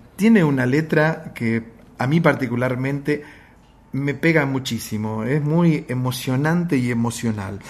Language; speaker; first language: Spanish; native; Spanish